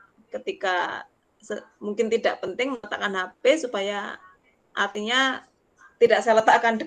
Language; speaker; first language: Indonesian; non-native, local second language; Javanese